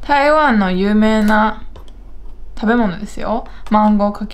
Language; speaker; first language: Japanese; non-native, fluent; Chinese